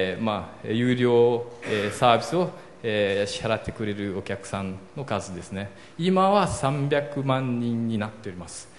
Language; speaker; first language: Japanese; early bilingual, heritage; Portuguese